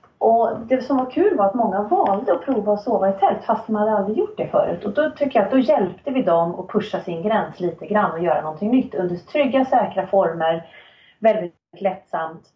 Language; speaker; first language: Swedish; native; Swedish